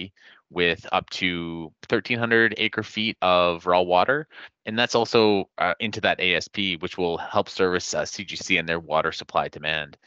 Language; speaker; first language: English; native; English